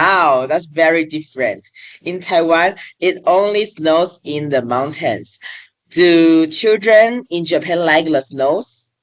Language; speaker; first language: English; non-native, learner; Chinese